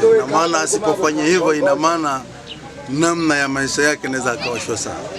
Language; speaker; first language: Swahili; non-native, local second language; Sukuma